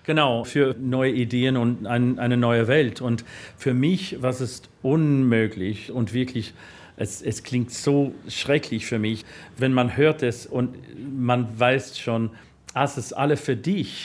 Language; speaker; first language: German; non-native, fluent; English